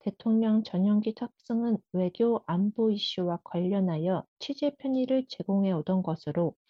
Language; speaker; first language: Korean; early bilingual, heritage; Korean